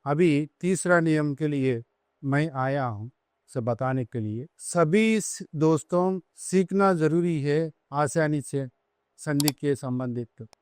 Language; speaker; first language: Hindi; non-native, local second language; Telugu